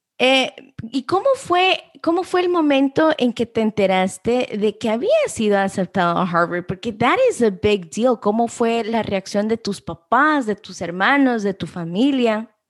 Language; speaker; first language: Spanish; early bilingual, heritage; Spanish